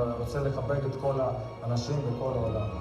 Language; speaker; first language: Hebrew; non-native, fluent; Russian